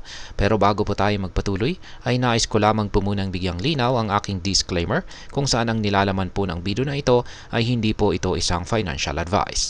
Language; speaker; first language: Filipino; native; Filipino